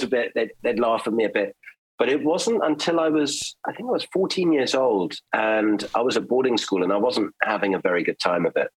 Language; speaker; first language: English; early bilingual, other home language; German